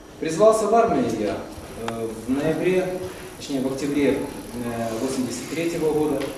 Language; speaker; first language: Russian; native; Russian